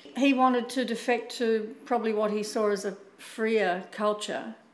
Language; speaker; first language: English; native; English